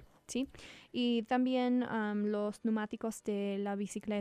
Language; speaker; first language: Spanish; non-native, learner; English